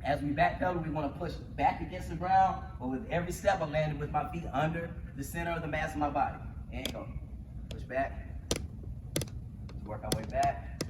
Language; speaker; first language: English; native; English